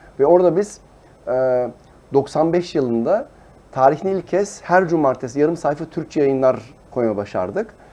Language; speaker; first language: Turkish; early bilingual, heritage; Turkish